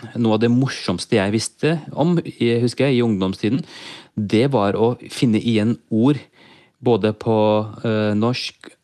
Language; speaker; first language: Norwegian; early bilingual, other home language; Urdu